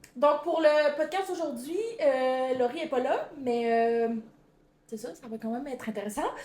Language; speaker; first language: French; native; French